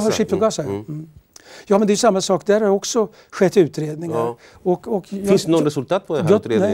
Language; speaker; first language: Swedish; native; Swedish